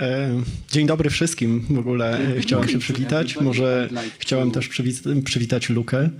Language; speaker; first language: Polish; native; Polish